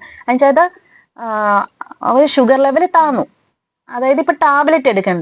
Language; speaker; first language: Malayalam; native; Malayalam